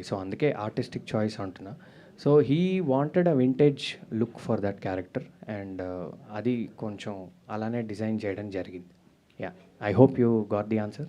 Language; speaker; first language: Telugu; native; Telugu